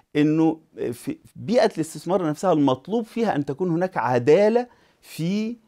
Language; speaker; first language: Arabic; native; Arabic